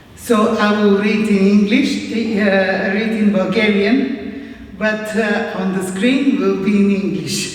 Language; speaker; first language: English; non-native, fluent; Bulgarian